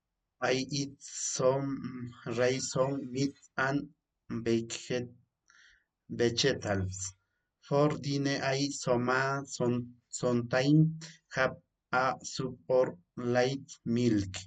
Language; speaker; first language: English; non-native, learner; Spanish